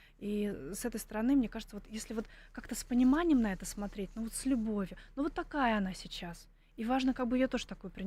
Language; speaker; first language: Russian; native; Russian